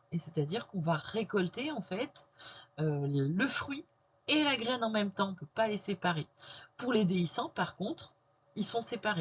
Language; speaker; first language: French; native; French